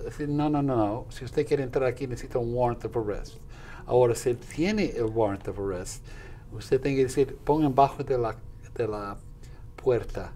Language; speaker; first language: Spanish; non-native, fluent; Portuguese